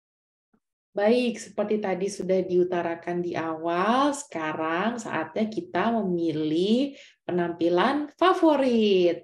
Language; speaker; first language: Indonesian; native; Indonesian